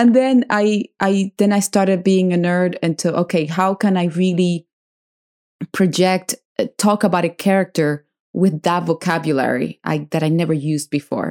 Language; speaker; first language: English; non-native, fluent; Spanish